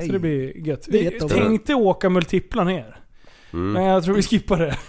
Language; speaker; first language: Swedish; native; Swedish